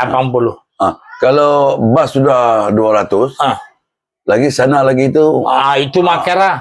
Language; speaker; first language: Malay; non-native, local second language; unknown